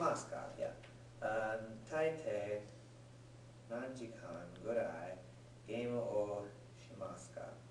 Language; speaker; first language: Japanese; non-native, learner; English